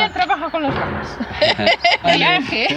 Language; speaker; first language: Spanish; native; Spanish